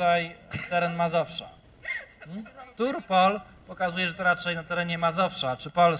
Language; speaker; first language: Polish; native; Polish